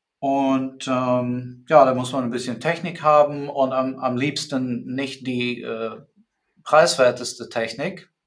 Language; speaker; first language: German; non-native, fluent; English